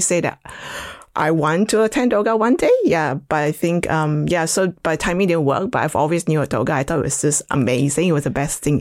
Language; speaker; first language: English; non-native, local second language; Chinese